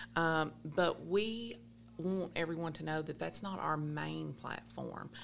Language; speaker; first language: English; native; English